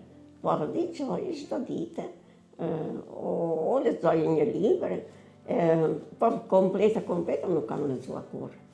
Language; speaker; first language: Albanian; non-native, learner; Italian